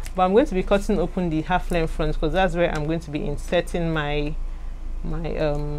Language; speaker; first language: English; non-native, local second language; Igbo